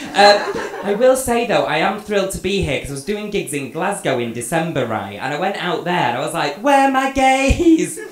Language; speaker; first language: English; native; English